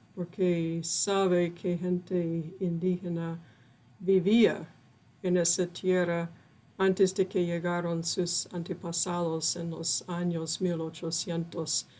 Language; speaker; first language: Spanish; non-native, fluent; English